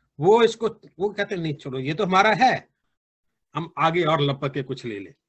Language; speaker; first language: Hindi; native; Hindi